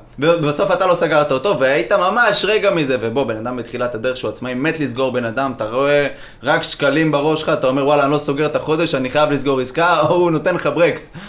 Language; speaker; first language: Hebrew; native; Hebrew